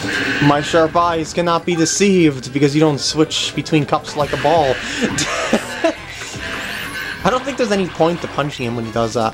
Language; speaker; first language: English; native; English